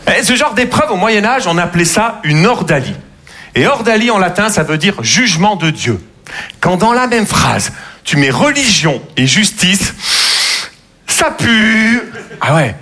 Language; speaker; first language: French; native; French